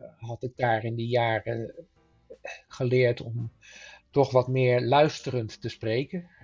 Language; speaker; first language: Dutch; native; Dutch